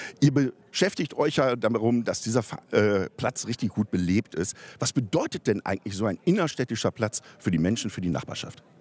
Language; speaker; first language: German; native; German